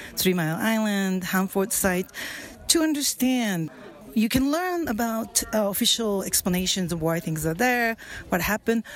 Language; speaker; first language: English; non-native, fluent; Japanese